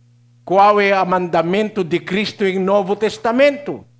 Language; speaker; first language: Portuguese; non-native, learner; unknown